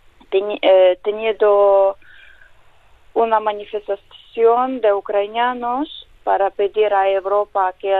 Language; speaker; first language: Spanish; non-native, learner; Ukrainian